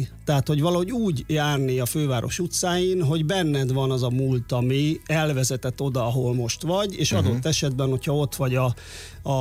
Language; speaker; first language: Hungarian; native; Hungarian